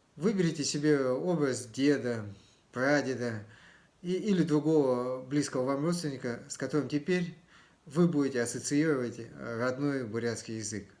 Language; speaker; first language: Russian; native; Russian